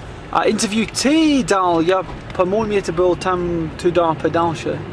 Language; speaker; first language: Russian; non-native, learner; English